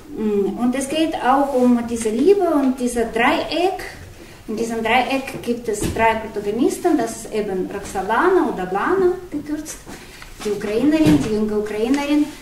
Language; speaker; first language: German; non-native, fluent; Russian